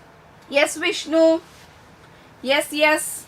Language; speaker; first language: Tamil; native; Tamil